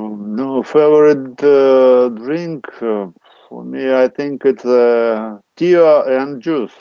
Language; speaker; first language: English; non-native, learner; Russian